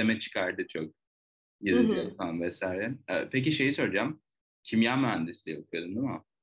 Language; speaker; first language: Turkish; native; Turkish